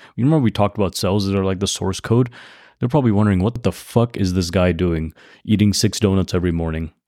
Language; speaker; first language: English; early bilingual, other home language; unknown